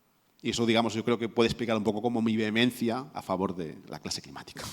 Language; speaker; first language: Spanish; native; Spanish